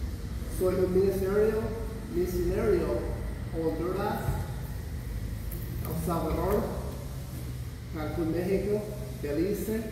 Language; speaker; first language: Spanish; non-native, learner; English